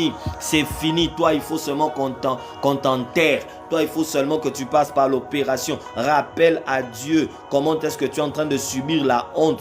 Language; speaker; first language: French; non-native, local second language; Lingala